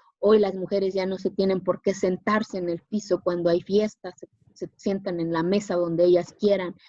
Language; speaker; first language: Spanish; non-native, local second language; Zapotec